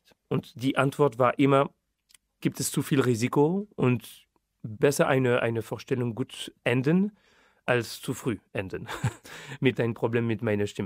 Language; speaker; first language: German; non-native, fluent; French